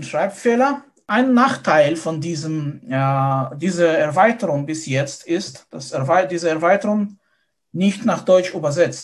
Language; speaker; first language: German; non-native, fluent; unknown